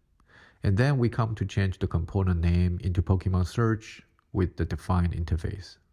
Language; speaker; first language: English; non-native, fluent; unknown